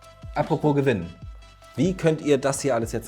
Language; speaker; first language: German; native; German